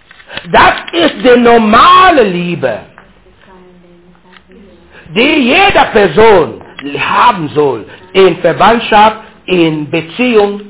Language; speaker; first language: German; non-native, learner; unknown